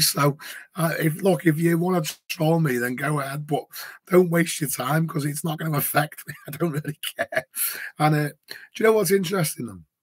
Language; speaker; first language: English; native; English